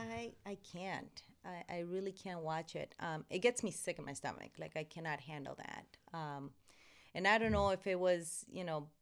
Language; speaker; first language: English; non-native, fluent; Spanish